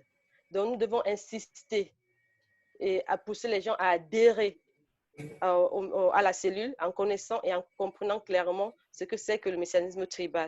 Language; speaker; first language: French; native; French